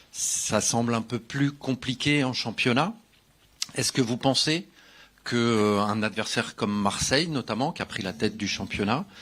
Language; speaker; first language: French; native; French